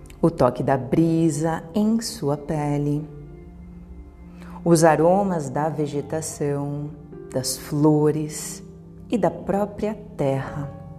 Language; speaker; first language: Portuguese; native; Portuguese